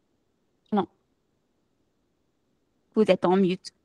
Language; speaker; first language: French; non-native, fluent; English